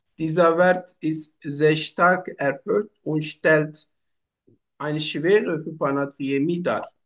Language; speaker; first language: German; non-native, learner; Turkish